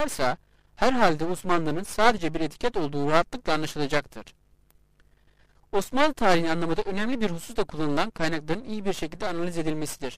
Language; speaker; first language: Turkish; native; Turkish